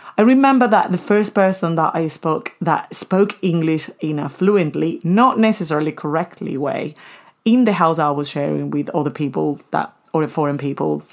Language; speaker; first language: English; non-native, fluent; Spanish